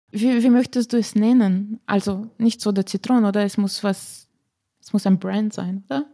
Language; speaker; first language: German; non-native, fluent; Slovenian